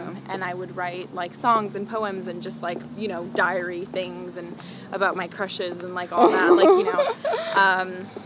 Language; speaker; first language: English; early bilingual, other home language; Spanish